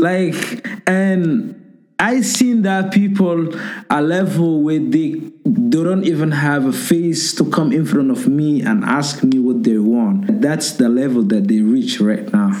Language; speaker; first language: English; non-native, local second language; Somali